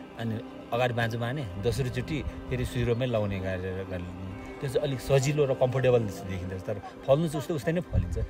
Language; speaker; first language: Nepali; non-native, local second language; Sherpa